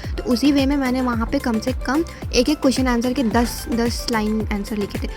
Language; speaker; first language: Hindi; native; Hindi